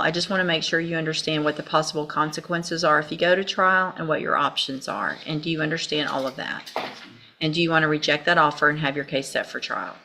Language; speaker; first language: English; native; English